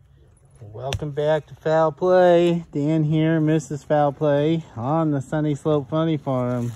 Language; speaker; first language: English; native; English